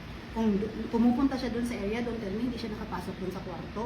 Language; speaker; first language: Filipino; non-native, local second language; Aklanon